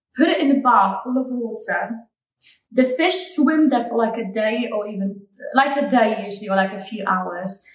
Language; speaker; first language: English; non-native, fluent; Polish